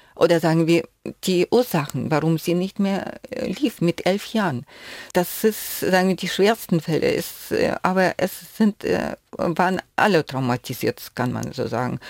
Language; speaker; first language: German; non-native, fluent; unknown